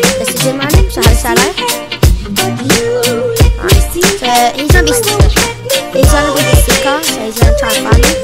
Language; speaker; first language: English; native; English